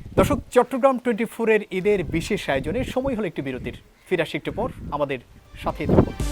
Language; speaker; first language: Bangla; native; Bangla